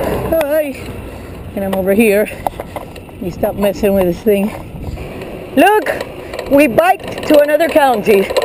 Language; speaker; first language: English; early bilingual, other home language; Spanish